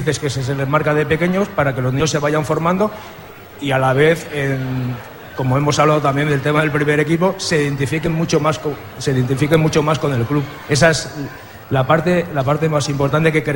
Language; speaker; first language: Spanish; native; Spanish